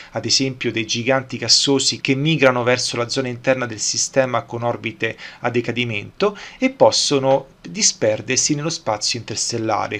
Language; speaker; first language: Italian; native; Italian